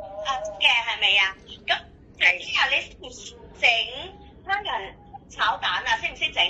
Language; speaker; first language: Cantonese; native; Cantonese